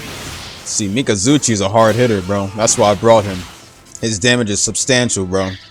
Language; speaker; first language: English; native; English